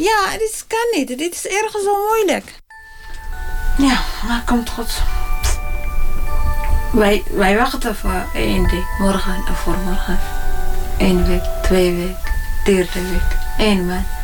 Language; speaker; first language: Dutch; non-native, learner; Tigrinya